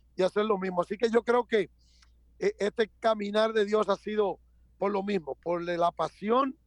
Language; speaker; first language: Spanish; native; Spanish